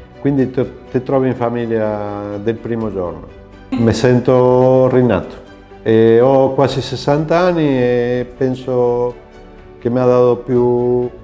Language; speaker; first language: Italian; non-native, fluent; Spanish